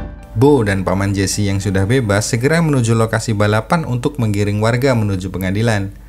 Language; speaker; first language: Indonesian; native; Indonesian